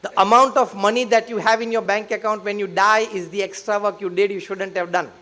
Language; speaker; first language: English; non-native, local second language; Gujarati